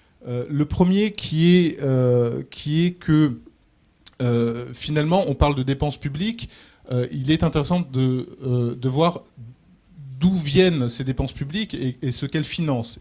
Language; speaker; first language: French; native; French